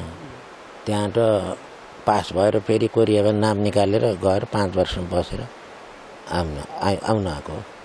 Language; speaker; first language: Nepali; native; Nepali